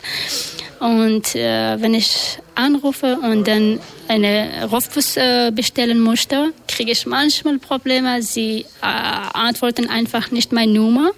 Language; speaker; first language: German; non-native, learner; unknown